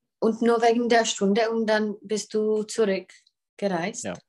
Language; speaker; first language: German; non-native, fluent; Czech